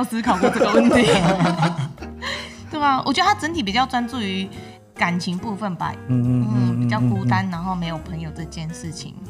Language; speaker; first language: Chinese; native; Chinese